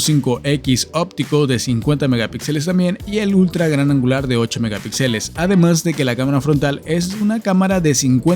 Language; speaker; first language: Spanish; native; Spanish